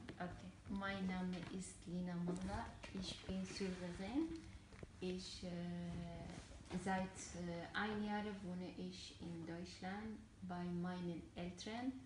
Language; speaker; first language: German; non-native, learner; Arabic